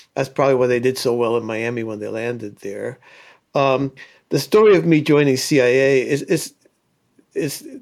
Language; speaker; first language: English; early bilingual, other home language; Spanish